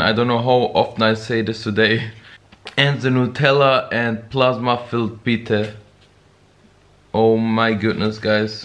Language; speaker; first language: English; non-native, learner; Bosnian